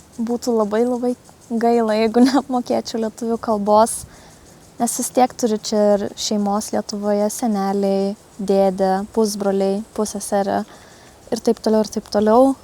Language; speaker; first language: Lithuanian; early bilingual, heritage; Lithuanian